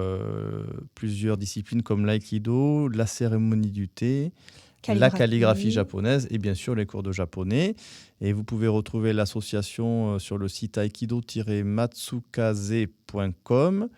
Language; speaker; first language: French; native; French